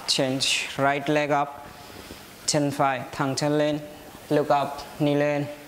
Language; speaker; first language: Vietnamese; non-native, learner; Hindi